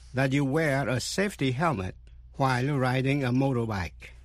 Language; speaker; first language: English; non-native, fluent; Vietnamese